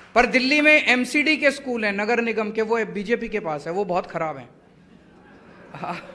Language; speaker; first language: Hindi; native; Hindi